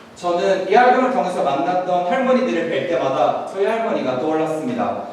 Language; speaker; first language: Korean; non-native, fluent; Turkish